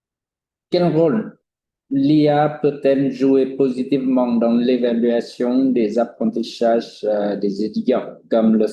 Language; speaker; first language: French; non-native, fluent; Vietnamese